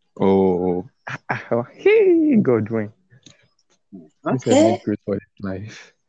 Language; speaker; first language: English; non-native, local second language; Yoruba